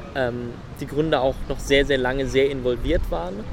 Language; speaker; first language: German; early bilingual, other home language; Swedish